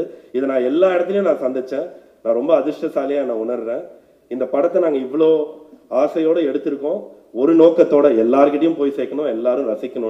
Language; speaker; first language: Tamil; native; Tamil